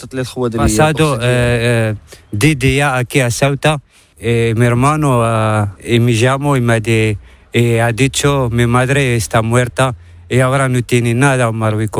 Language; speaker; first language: Spanish; non-native, learner; Arabic